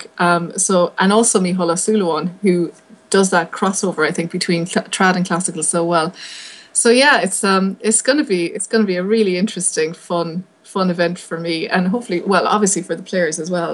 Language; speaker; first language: English; native; English